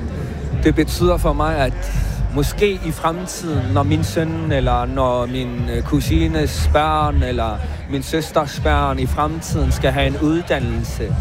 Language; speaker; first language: Danish; non-native, local second language; Kalaallisut